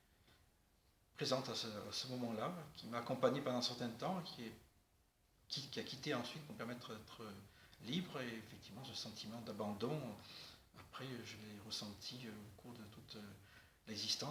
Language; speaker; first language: French; native; French